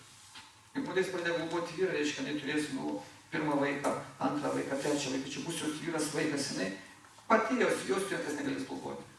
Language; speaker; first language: Lithuanian; native; Lithuanian